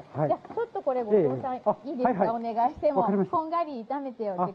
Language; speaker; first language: Japanese; native; Japanese